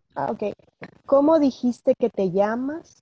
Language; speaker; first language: Spanish; non-native, learner; English